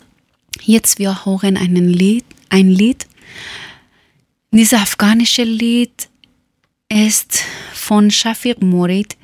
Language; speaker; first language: German; non-native, learner; Persian